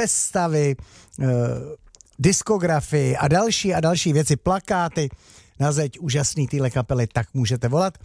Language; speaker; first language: Czech; native; Czech